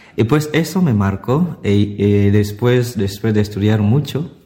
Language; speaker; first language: Spanish; non-native, fluent; Italian